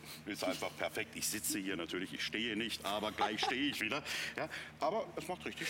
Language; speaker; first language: German; native; German